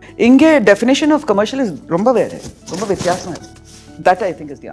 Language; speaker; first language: Tamil; early bilingual, heritage; Tamil